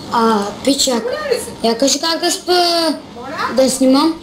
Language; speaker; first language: Bulgarian; native; Bulgarian